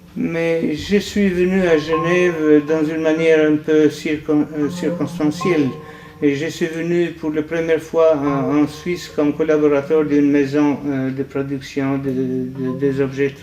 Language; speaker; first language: French; non-native, fluent; Albanian